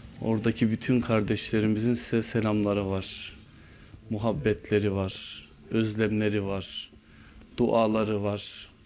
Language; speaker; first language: Turkish; native; Turkish